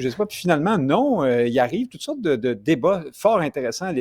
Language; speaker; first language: French; native; French